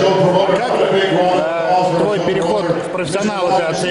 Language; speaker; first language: Russian; native; Russian